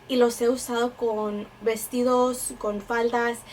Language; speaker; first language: Spanish; early bilingual, heritage; Spanish